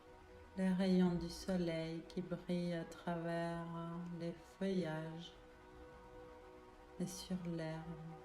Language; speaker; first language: French; native; French